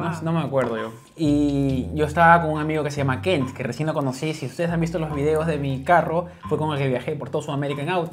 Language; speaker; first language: Spanish; native; Spanish